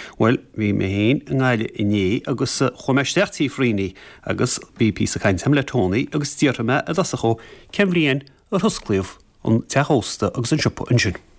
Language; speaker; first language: Irish; native; Irish